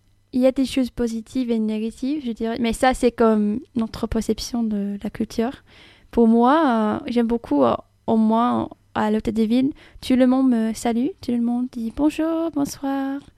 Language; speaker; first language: French; non-native, fluent; English